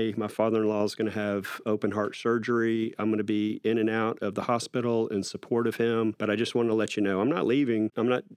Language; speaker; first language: English; native; English